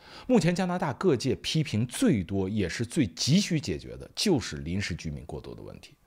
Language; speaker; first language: Chinese; native; Chinese